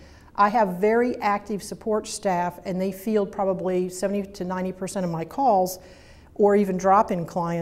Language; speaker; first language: English; native; English